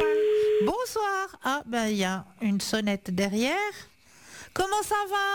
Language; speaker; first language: French; native; French